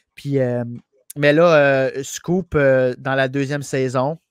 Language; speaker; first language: French; native; French